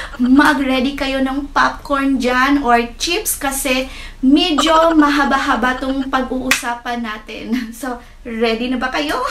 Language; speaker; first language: Filipino; non-native, local second language; Cebuano